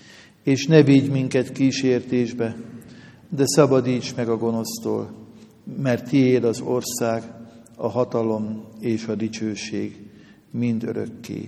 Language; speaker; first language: Hungarian; native; Hungarian